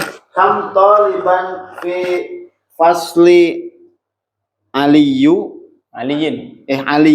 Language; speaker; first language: Arabic; non-native, learner; Indonesian